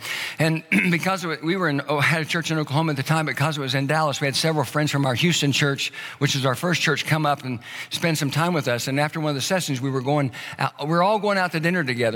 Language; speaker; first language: English; native; English